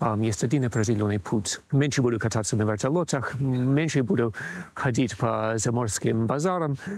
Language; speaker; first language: Russian; non-native, fluent; English